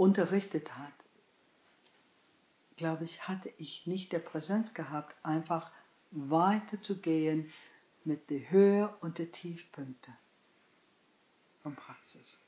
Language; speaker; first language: German; non-native, fluent; English